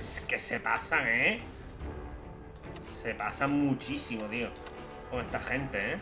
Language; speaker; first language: Spanish; native; Spanish